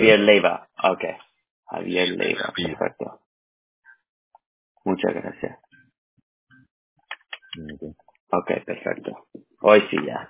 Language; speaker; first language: Spanish; early bilingual, heritage; Spanish